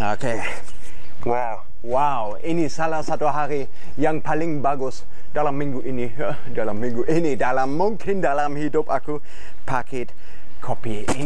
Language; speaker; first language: Indonesian; non-native, fluent; German